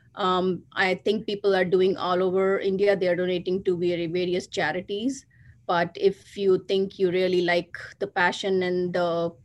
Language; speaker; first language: English; non-native, local second language; Hindi